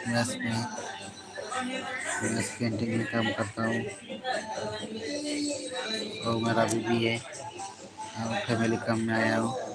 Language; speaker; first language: Hindi; non-native, local second language; Santali